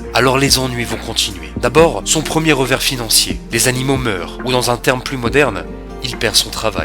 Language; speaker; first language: French; native; French